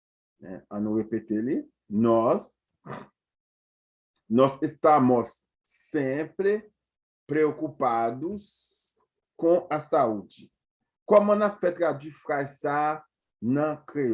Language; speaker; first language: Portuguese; non-native, fluent; Haitian Creole